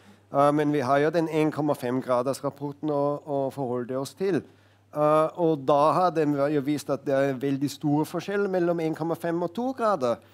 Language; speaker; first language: Norwegian; non-native, fluent; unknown